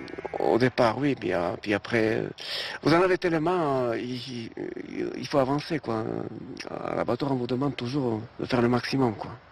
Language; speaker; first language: French; native; French